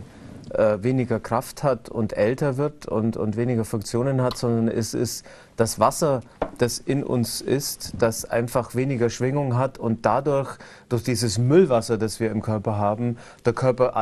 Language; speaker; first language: German; native; German